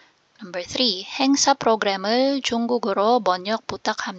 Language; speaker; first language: Korean; non-native, fluent; Filipino